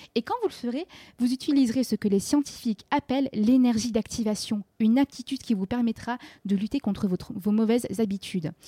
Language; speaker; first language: French; native; French